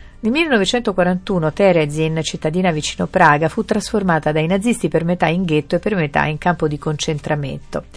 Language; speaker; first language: Italian; native; Italian